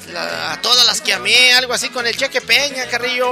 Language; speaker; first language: Spanish; native; Spanish